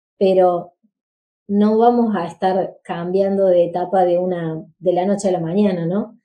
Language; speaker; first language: Spanish; native; Spanish